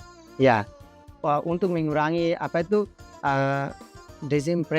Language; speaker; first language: Indonesian; non-native, fluent; Tetum